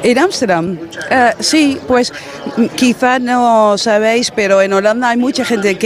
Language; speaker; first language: Spanish; non-native, fluent; Dutch